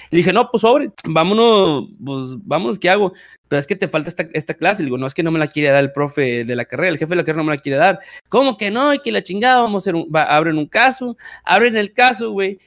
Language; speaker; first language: Spanish; native; Spanish